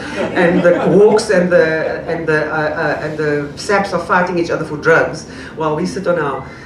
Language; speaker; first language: English; native; English